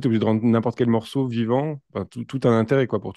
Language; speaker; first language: French; native; French